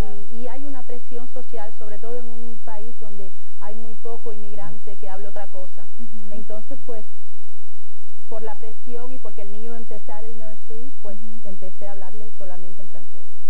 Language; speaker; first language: Spanish; early bilingual, other home language; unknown